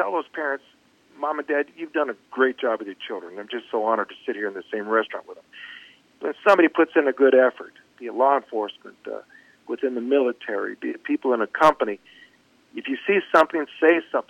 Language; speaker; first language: English; native; English